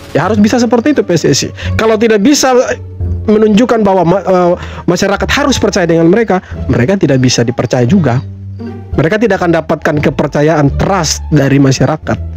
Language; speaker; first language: Indonesian; native; Indonesian